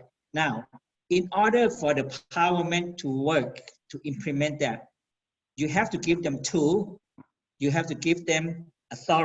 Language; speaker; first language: English; non-native, fluent; Thai